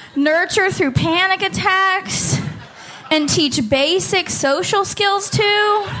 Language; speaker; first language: English; native; English